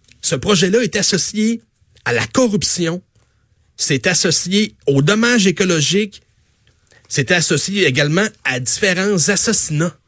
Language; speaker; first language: French; native; French